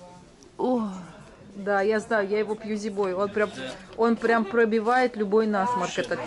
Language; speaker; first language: Russian; native; Russian